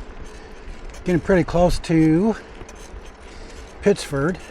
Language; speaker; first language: English; native; English